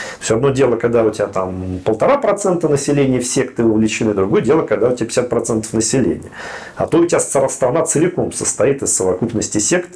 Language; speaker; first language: Russian; native; Russian